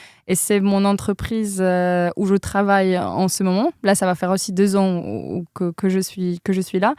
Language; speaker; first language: French; non-native, fluent; Polish